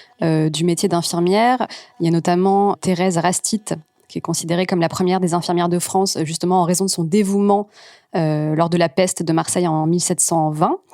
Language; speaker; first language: French; native; French